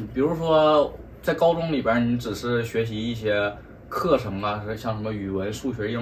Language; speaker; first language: Chinese; native; Chinese